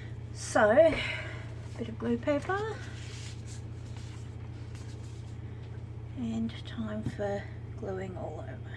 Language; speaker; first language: English; native; English